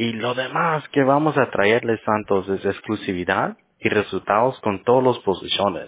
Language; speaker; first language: Spanish; early bilingual, heritage; Spanish